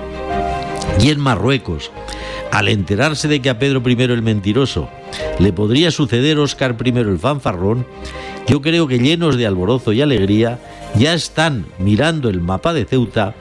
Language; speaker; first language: Spanish; native; Spanish